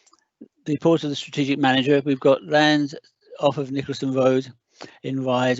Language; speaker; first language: English; native; English